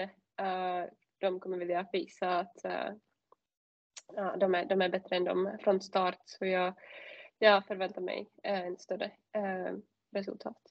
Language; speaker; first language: Swedish; non-native, fluent; Czech